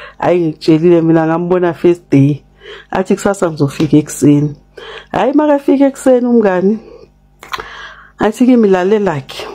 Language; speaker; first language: Zulu; native; Zulu